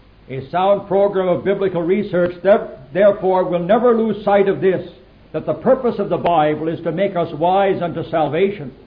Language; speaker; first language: English; native; English